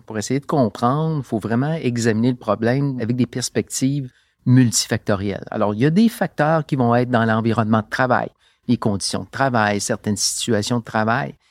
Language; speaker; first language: French; native; French